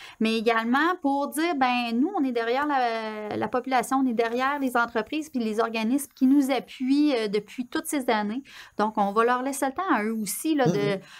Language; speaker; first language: French; native; French